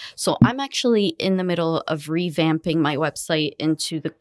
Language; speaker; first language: English; early bilingual, other home language; Arabic